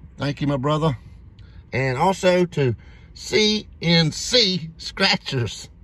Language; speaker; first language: English; native; English